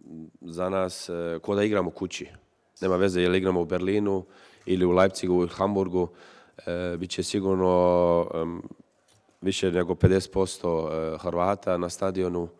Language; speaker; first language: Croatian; early bilingual, heritage; Croatian